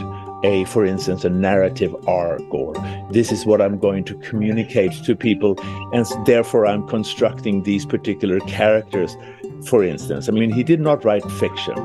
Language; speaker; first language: English; non-native, fluent; Swedish